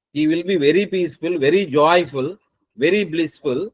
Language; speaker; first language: English; non-native, local second language; Telugu